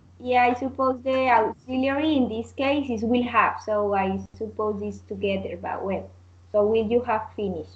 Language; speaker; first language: English; non-native, learner; Spanish